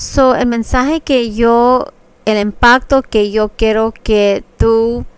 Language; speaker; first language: Spanish; early bilingual, other home language; English